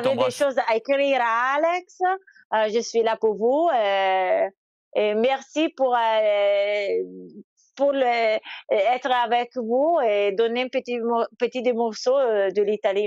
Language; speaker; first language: French; non-native, fluent; Italian